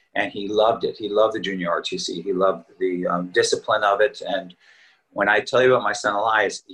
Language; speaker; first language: English; native; English